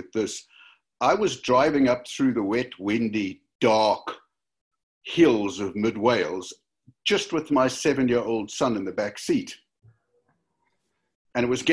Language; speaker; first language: English; native; English